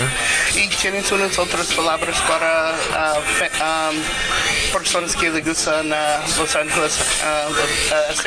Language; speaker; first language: Spanish; non-native, learner; English